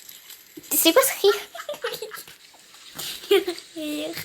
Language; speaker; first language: French; native; French